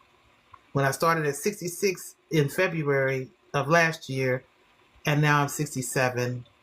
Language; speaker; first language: English; native; English